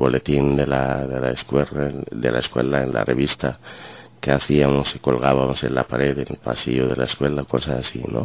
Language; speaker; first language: Spanish; non-native, fluent; Arabic